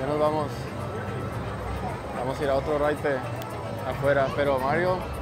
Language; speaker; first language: Spanish; early bilingual, other home language; English